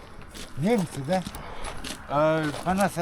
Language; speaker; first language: Russian; non-native, local second language; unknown